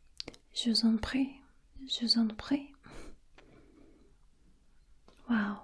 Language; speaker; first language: French; non-native, learner; Russian